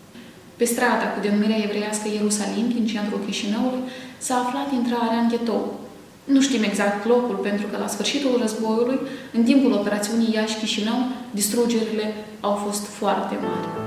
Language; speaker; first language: Romanian; native; Romanian